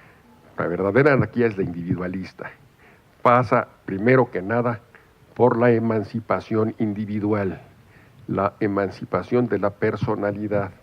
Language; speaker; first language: Spanish; native; Spanish